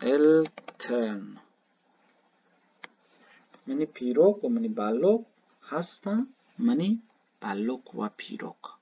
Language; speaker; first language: German; non-native, learner; Baluchi